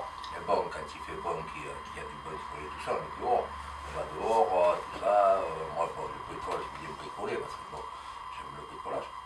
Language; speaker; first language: French; native; French